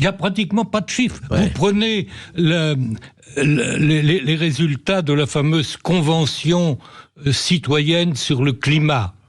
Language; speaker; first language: French; native; French